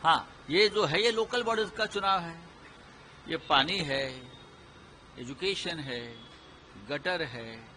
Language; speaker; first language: Hindi; non-native, local second language; Marathi